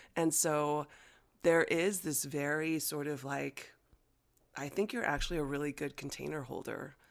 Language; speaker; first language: English; early bilingual, other home language; Chinese